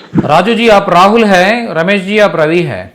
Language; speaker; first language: Hindi; non-native, local second language; Telugu